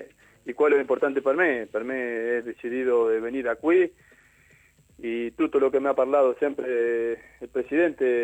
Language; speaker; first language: Italian; non-native, learner; Spanish